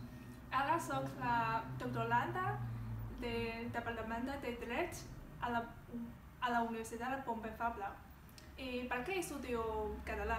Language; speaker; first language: Catalan; non-native, learner; Chinese